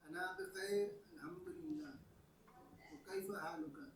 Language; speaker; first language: Arabic; non-native, learner; Urdu